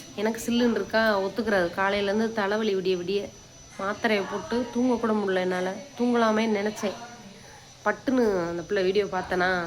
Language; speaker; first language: Tamil; native; Tamil